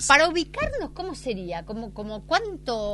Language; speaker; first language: Spanish; native; Spanish